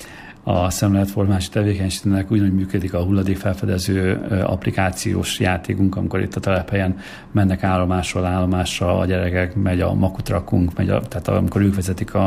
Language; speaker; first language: Hungarian; native; Hungarian